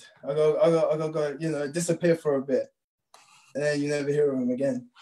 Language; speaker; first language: English; native; English